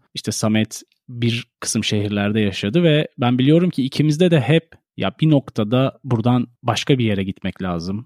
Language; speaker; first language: Turkish; native; Turkish